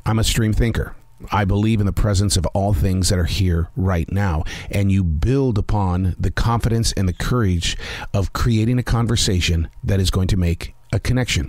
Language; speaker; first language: English; native; English